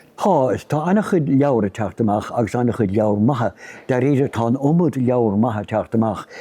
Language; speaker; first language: Irish; native; Irish